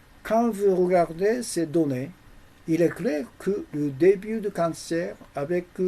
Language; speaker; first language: French; non-native, learner; Japanese